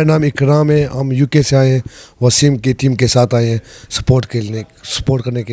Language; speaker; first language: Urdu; early bilingual, heritage; Urdu